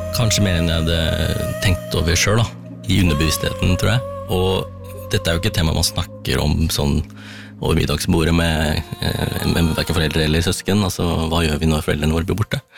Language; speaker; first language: Norwegian; early bilingual, other home language; Tamil